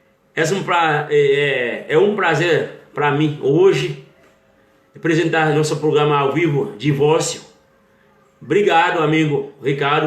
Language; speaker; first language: Portuguese; non-native, learner; Haitian Creole